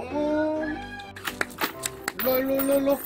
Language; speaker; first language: Korean; native; Korean